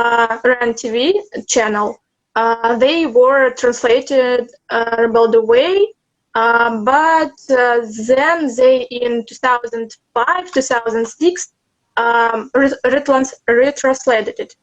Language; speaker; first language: English; non-native, learner; Russian